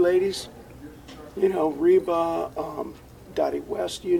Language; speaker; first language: English; native; English